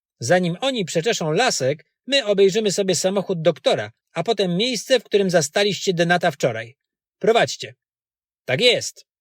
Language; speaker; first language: Polish; native; Polish